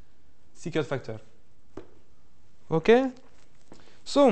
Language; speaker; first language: Norwegian; non-native, fluent; French